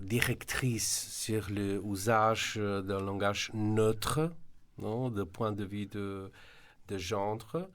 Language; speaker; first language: French; non-native, fluent; Slovenian